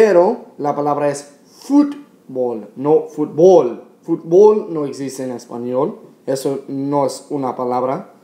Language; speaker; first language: Spanish; non-native, fluent; English